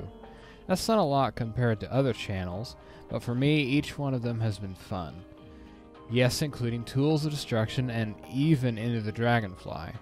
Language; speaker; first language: English; native; English